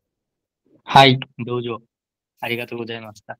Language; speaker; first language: Japanese; non-native, learner; Bangla